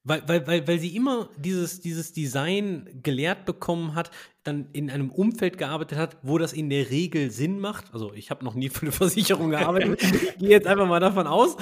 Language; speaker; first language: German; native; German